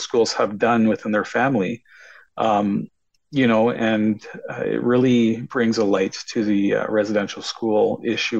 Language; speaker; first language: English; native; English